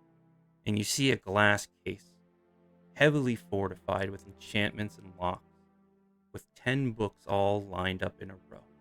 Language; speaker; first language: English; native; English